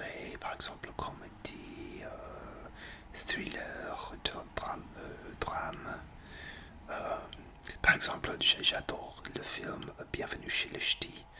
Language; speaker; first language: French; non-native, learner; English